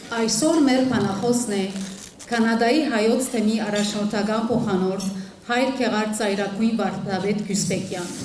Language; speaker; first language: Armenian; early bilingual, heritage; Armenian